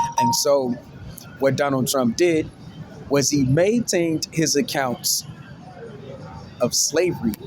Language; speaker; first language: English; native; English